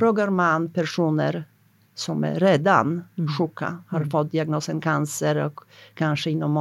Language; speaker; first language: Swedish; non-native, fluent; Polish